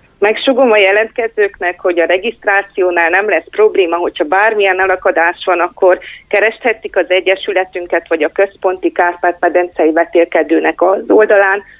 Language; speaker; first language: Hungarian; native; Hungarian